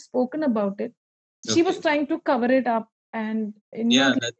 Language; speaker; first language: English; non-native, local second language; Malayalam